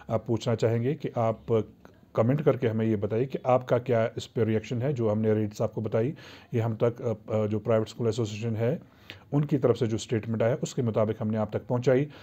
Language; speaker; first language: Hindi; non-native, local second language; Kashmiri